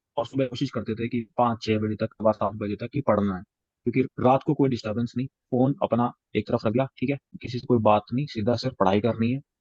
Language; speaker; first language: Hindi; native; Hindi